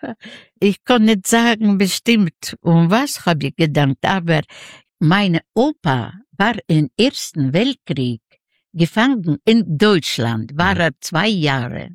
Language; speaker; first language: German; non-native, learner; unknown